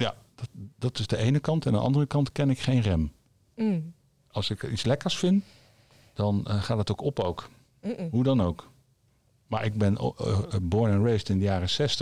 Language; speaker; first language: Dutch; native; Dutch